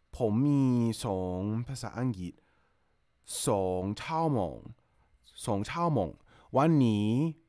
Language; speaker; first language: Thai; non-native, learner; English